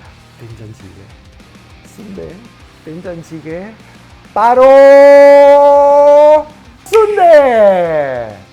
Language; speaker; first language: Korean; non-native, learner; Italian